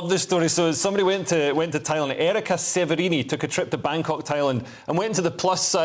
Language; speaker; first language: English; native; English